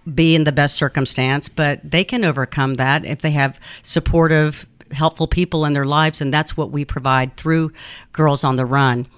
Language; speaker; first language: English; early bilingual, other home language; Spanish